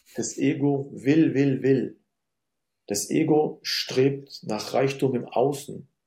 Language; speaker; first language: German; early bilingual, other home language; Arabic